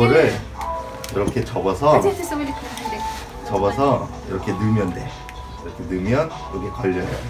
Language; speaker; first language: Korean; native; Korean